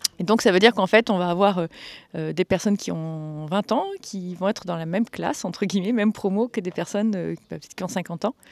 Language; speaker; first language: French; native; French